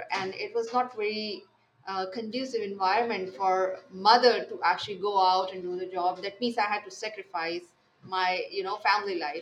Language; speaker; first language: English; non-native, local second language; Urdu